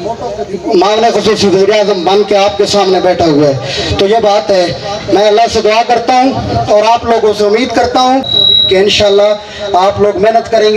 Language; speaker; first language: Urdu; non-native, local second language; Punjabi